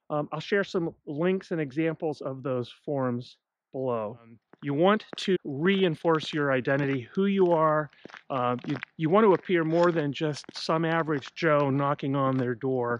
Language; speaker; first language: English; native; English